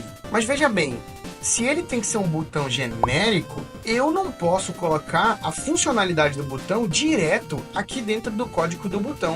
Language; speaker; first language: Portuguese; native; Portuguese